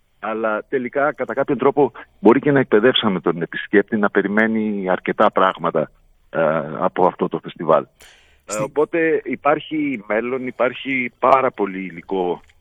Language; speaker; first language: Greek; native; Greek